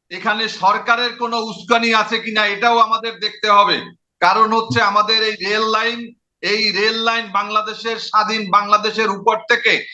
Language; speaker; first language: Bangla; native; Bangla